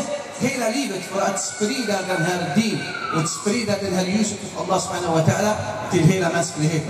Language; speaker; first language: Swedish; non-native, fluent; Arabic